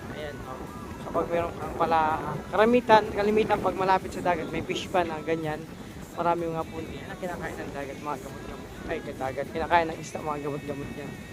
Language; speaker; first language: Filipino; non-native, local second language; Bikol